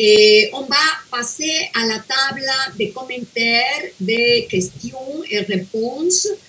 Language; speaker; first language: French; non-native, fluent; Spanish